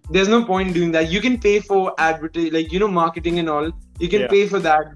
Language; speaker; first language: English; non-native, local second language; Hindi